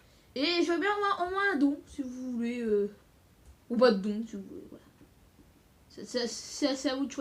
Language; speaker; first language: French; native; French